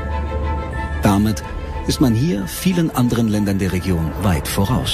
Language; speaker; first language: German; native; German